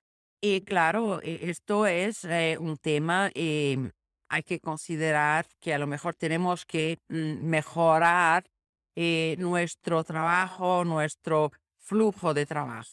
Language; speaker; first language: Spanish; non-native, fluent; Portuguese